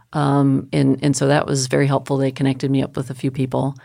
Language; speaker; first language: English; native; English